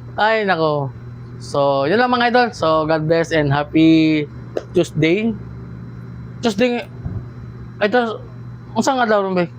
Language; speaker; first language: Filipino; non-native, local second language; Cebuano